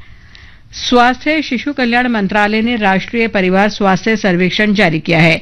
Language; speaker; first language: Hindi; native; Hindi